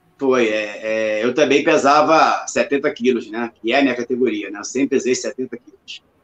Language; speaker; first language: Portuguese; native; Portuguese